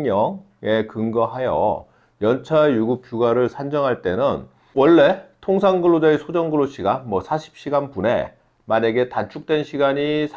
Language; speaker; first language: Korean; native; Korean